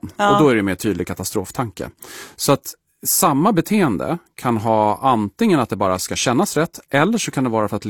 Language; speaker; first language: Swedish; native; Swedish